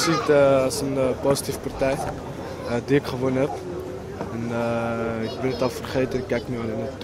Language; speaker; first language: Dutch; native; Dutch